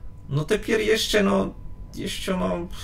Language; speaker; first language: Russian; non-native, learner; Polish